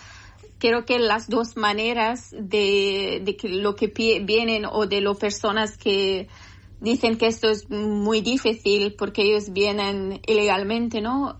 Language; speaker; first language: Spanish; non-native, learner; Persian